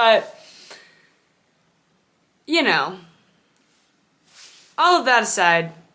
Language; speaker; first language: English; native; English